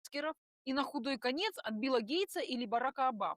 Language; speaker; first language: Russian; native; Russian